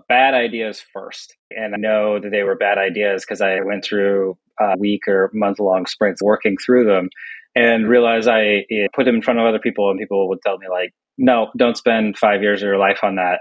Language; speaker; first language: English; native; English